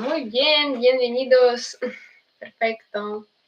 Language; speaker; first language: Spanish; non-native, fluent; Russian